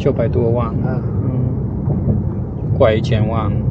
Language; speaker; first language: Chinese; non-native, fluent; Polish